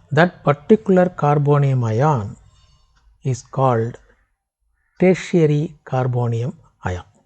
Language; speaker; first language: English; non-native, local second language; Tamil